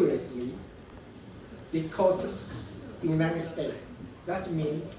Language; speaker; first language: English; non-native, learner; Chinese